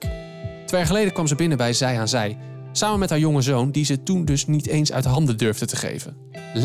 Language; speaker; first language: Dutch; native; Dutch